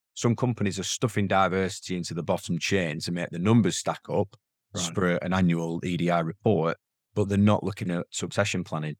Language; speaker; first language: English; native; English